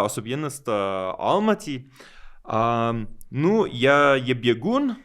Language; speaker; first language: Russian; non-native, learner; English